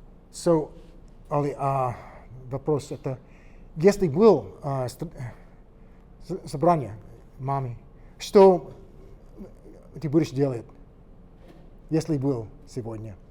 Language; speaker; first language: Russian; non-native, learner; English